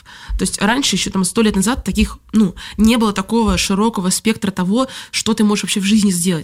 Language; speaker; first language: Russian; native; Russian